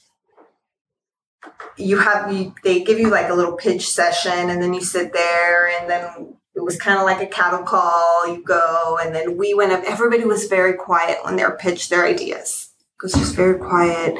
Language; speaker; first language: English; early bilingual, other home language; Spanish